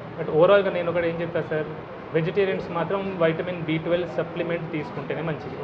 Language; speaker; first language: Telugu; non-native, fluent; Hindi